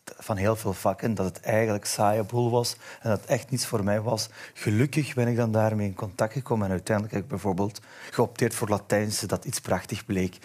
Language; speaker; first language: Dutch; early bilingual, other home language; Turkish